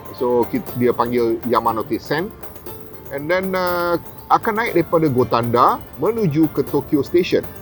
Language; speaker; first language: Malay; native; Malay